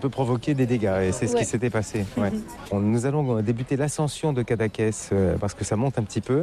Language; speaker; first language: French; native; French